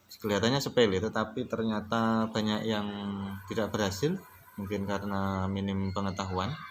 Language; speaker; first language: Indonesian; non-native, local second language; Javanese